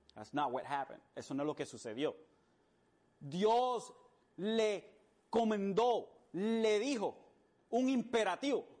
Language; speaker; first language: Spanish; early bilingual, heritage; Spanish